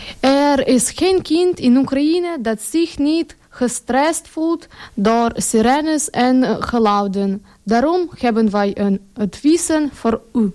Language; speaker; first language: Dutch; non-native, learner; Ukrainian